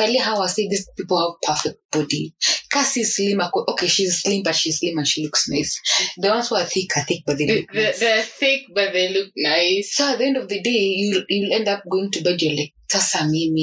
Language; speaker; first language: English; non-native, local second language; Swahili